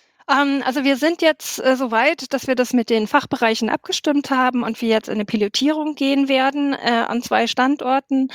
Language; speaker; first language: German; native; German